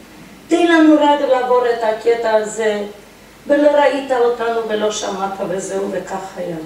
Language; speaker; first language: Hebrew; non-native, fluent; Polish